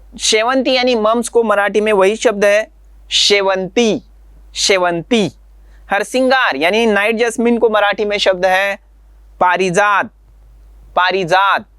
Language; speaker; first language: Hindi; non-native, local second language; Marathi